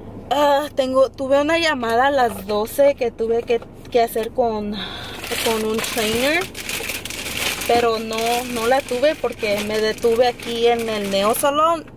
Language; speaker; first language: Spanish; early bilingual, heritage; Spanish